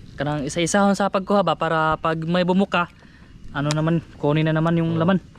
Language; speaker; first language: Filipino; non-native, local second language; Cebuano